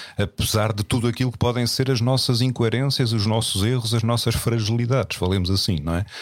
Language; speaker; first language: Portuguese; native; Portuguese